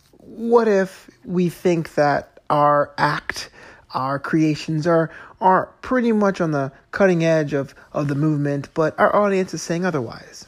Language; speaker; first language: English; native; English